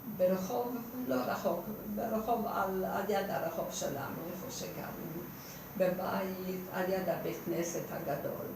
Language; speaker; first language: Hebrew; non-native, fluent; Hungarian